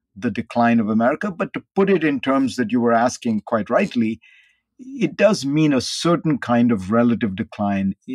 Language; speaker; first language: English; non-native, local second language; Hindi